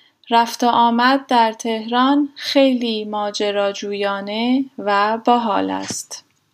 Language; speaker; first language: Persian; non-native, fluent; German